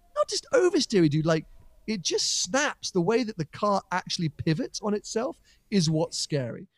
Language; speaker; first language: English; native; English